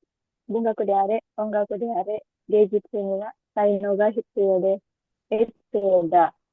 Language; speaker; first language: Japanese; non-native, learner; Indonesian